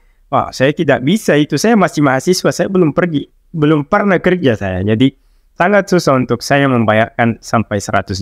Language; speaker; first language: Indonesian; non-native, local second language; Arabic